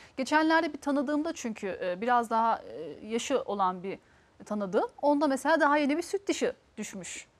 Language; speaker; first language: Turkish; early bilingual, heritage; Turkish